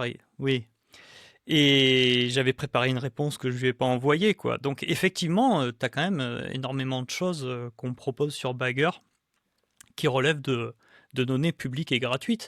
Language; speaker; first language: French; native; French